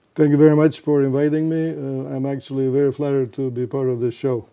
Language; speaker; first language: English; non-native, fluent; Romanian